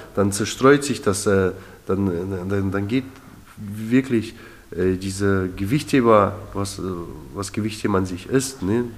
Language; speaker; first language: German; early bilingual, other home language; Russian